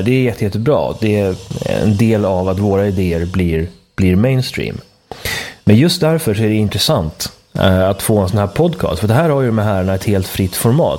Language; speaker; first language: Swedish; native; Swedish